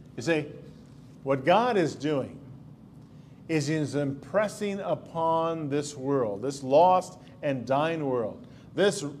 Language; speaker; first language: English; native; English